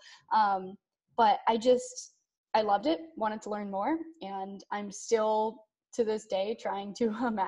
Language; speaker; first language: English; native; English